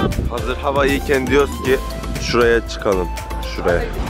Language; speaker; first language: Turkish; native; Turkish